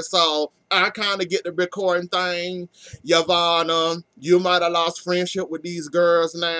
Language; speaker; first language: English; native; English